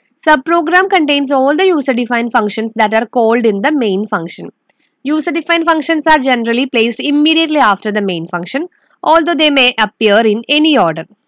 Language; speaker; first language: English; non-native, local second language; Malayalam